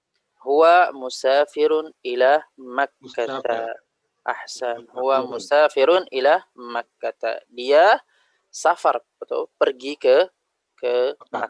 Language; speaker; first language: Indonesian; native; Indonesian